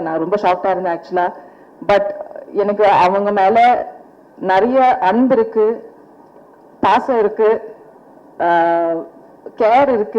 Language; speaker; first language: Tamil; non-native, fluent; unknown